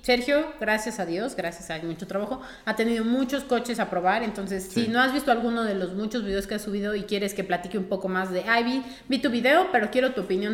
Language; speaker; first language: Spanish; native; Spanish